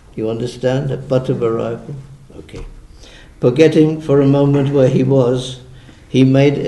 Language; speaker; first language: English; early bilingual, other home language; German